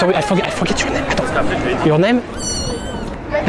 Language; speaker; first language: English; non-native, learner; French